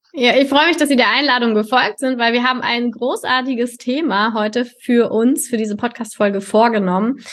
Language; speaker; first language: German; native; German